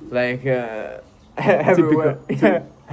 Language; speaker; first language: English; non-native, fluent; Italian